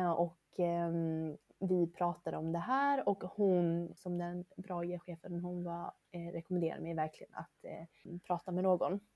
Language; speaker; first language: Swedish; early bilingual, other home language; Chinese